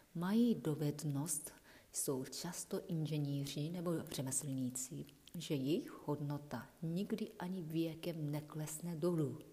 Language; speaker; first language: Czech; non-native, fluent; Japanese